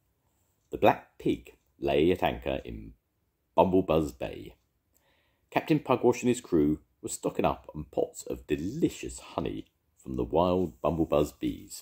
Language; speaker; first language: English; native; English